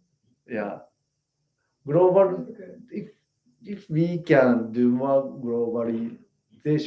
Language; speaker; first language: English; non-native, learner; Japanese